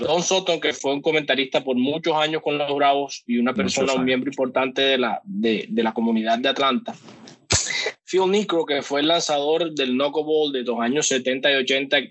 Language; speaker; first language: Spanish; native; Spanish